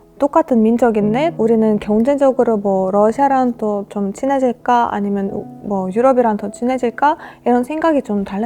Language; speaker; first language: Korean; non-native, fluent; Russian